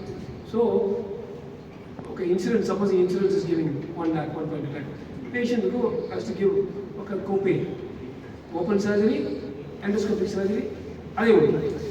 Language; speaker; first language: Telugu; non-native, learner; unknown